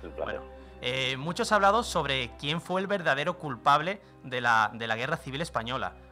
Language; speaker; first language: Spanish; native; Spanish